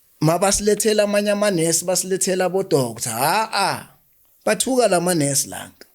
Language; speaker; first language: Zulu; native; Zulu